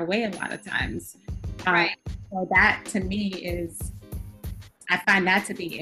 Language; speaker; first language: English; early bilingual, other home language; Spanish